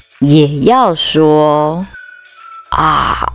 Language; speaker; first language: Chinese; native; Chinese